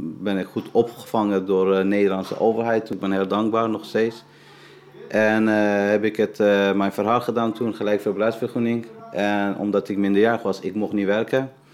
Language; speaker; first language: Dutch; non-native, fluent; Persian